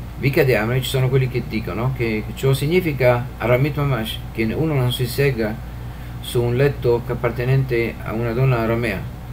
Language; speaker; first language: Italian; non-native, fluent; Hebrew